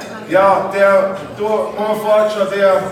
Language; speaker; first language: German; native; German